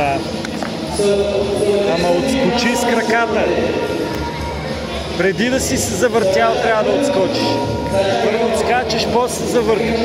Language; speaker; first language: Bulgarian; native; Bulgarian